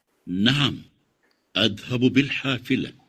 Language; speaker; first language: Arabic; non-native, learner; Indonesian